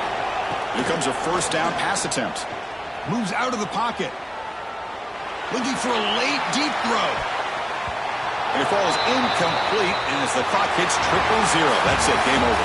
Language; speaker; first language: English; native; English